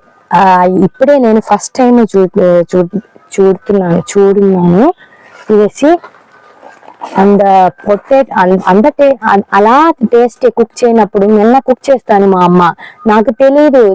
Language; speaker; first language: Telugu; non-native, learner; Malayalam